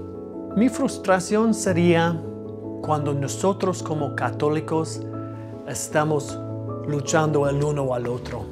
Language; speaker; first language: Spanish; non-native, fluent; English